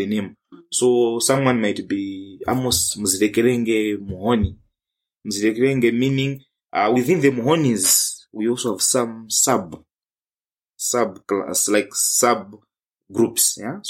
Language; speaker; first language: English; non-native, local second language; Tumbuka